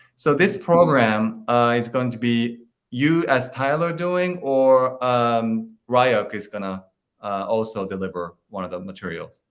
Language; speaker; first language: English; non-native, fluent; Japanese